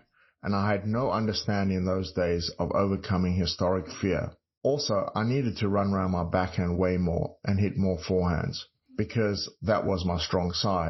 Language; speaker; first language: English; native; English